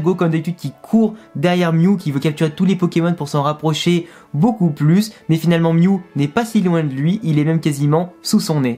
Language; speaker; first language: French; native; French